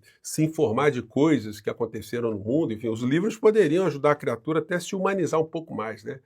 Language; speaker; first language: Portuguese; native; Portuguese